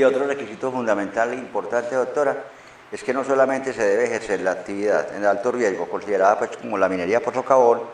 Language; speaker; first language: Spanish; native; Spanish